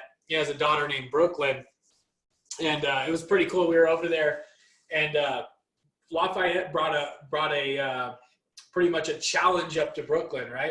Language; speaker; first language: English; native; English